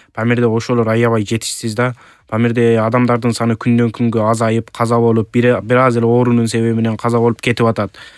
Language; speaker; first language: Kyrgyz; early bilingual, heritage; Kyrgyz